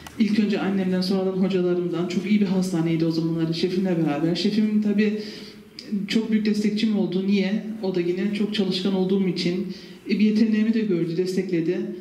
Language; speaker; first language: Turkish; early bilingual, heritage; Turkish